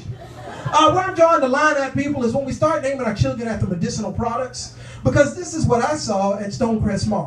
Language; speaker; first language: English; native; English